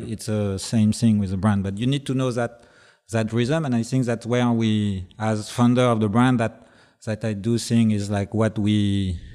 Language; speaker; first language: English; non-native, learner; French